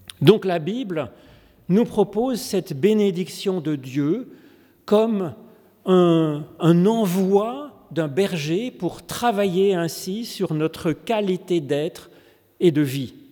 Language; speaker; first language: French; native; French